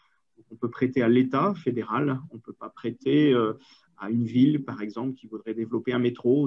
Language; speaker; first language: French; native; French